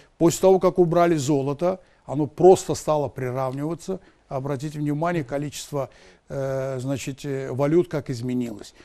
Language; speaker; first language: Russian; non-native, local second language; Azerbaijani